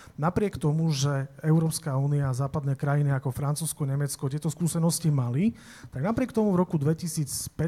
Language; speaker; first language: Slovak; native; Slovak